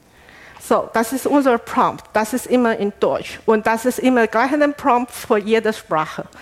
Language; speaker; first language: German; non-native, fluent; Chinese